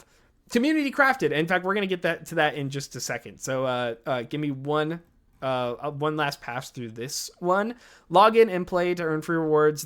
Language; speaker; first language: English; native; English